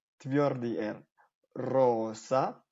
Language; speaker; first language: Russian; non-native, fluent; Spanish